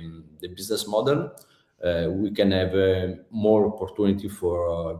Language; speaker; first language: English; non-native, learner; Italian